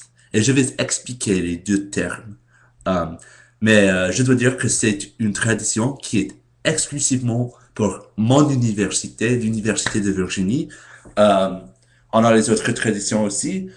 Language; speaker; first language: French; non-native, learner; English